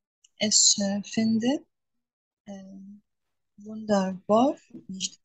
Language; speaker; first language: German; non-native, learner; Arabic